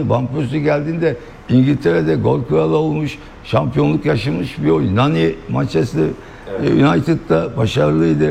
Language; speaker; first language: Turkish; native; Turkish